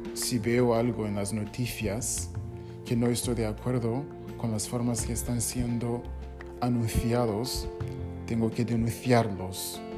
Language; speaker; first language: Spanish; non-native, fluent; English